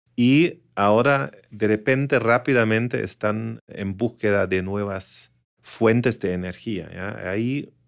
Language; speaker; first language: Spanish; non-native, fluent; German